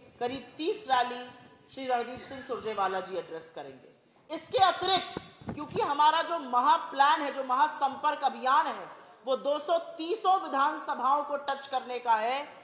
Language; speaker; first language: Hindi; native; Hindi